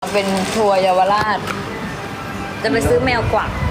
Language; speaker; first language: Thai; early bilingual, heritage; Thai